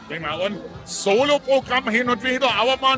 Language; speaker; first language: German; native; German